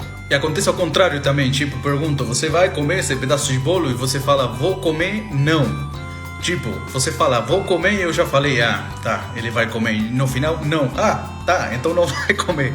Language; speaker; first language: Portuguese; non-native, fluent; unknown